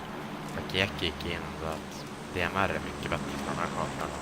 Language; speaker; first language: Swedish; native; Swedish